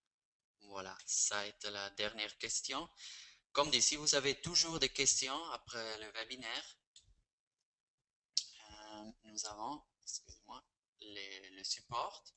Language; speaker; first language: French; non-native, fluent; Spanish